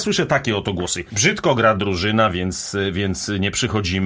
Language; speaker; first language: Polish; native; Polish